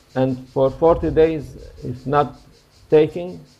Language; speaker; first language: English; non-native, learner; Turkish